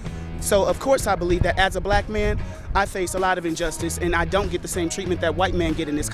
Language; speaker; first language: English; native; English